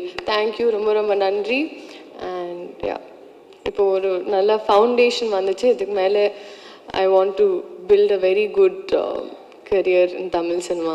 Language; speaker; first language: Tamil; non-native, learner; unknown